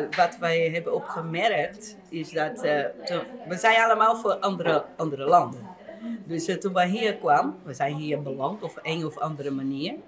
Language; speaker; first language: Dutch; non-native, fluent; Portuguese